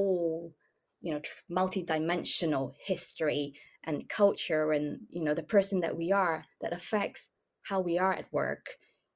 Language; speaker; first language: English; non-native, local second language; Cantonese